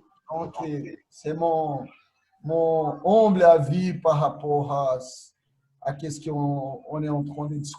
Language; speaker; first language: French; non-native, fluent; Portuguese